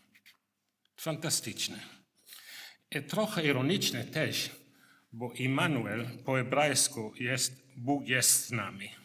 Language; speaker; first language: Polish; non-native, learner; English